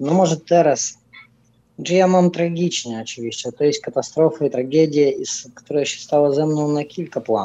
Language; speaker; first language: Polish; non-native, fluent; Russian